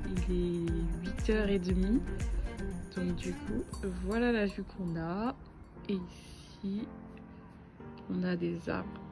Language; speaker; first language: French; native; French